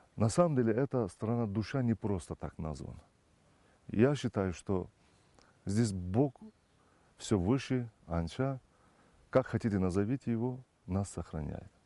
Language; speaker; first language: Russian; non-native, fluent; Turkish